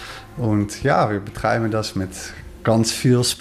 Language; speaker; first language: German; non-native, learner; Dutch